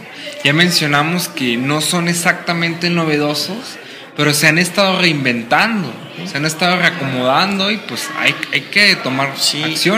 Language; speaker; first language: Spanish; native; Spanish